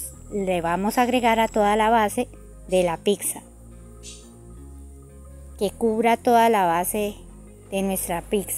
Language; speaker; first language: Spanish; native; Spanish